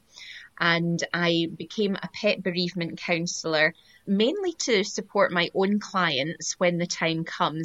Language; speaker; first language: English; native; English